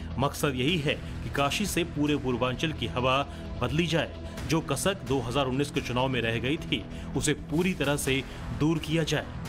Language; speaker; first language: Hindi; native; Hindi